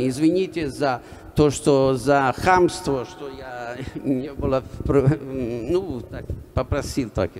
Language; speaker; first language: Russian; non-native, fluent; Italian